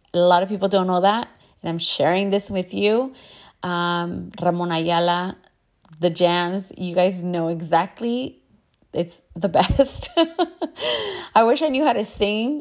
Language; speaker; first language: English; early bilingual, other home language; Spanish